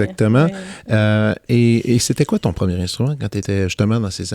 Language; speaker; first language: French; native; French